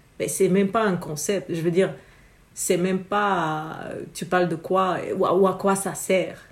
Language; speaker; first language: French; non-native, fluent; Romanian